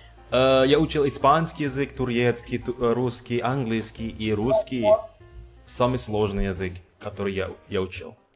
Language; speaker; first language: Russian; non-native, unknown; Indonesian